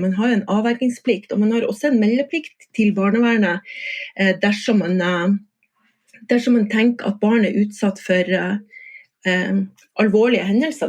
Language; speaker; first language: Norwegian; native; Norwegian